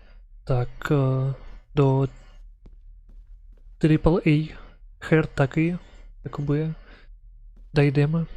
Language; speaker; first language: Czech; non-native, learner; Ukrainian